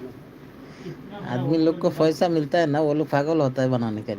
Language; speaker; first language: Hindi; non-native, learner; Bangla